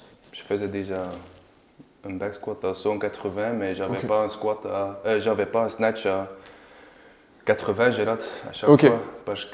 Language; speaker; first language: French; non-native, learner; Dutch